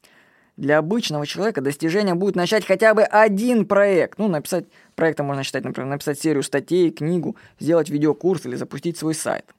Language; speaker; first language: Russian; native; Russian